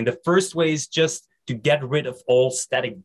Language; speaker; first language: English; non-native, fluent; Dutch